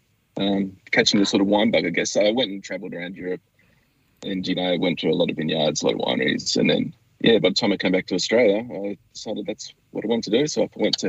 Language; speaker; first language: English; native; English